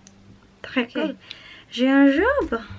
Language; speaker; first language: French; non-native, learner; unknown